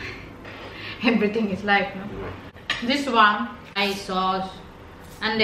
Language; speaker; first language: English; non-native, local second language; Filipino